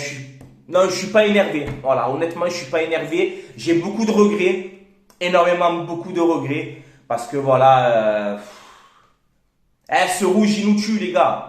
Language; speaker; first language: French; native; French